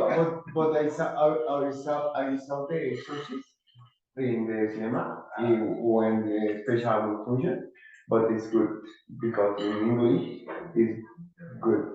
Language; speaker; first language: English; non-native, learner; Spanish